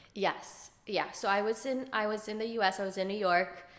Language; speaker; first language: English; early bilingual, other home language; Hebrew